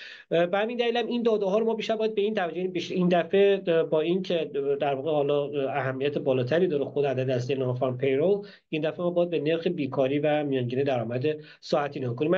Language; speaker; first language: Persian; native; Persian